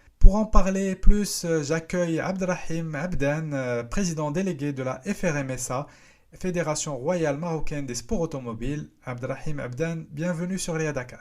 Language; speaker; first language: French; non-native, local second language; Arabic